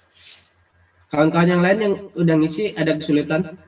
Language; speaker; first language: Indonesian; native; Indonesian